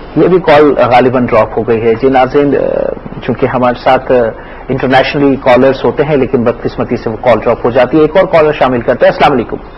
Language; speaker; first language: Urdu; native; Urdu